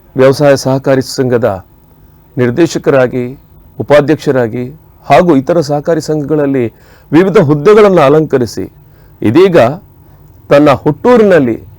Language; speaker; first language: Kannada; native; Kannada